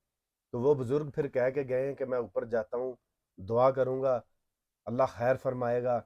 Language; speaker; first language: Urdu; non-native, local second language; Punjabi